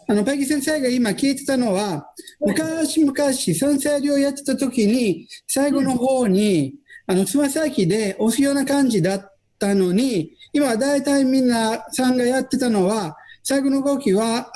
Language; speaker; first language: Japanese; non-native, fluent; Italian